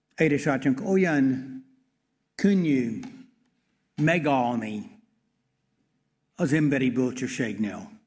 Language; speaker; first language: Hungarian; non-native, learner; English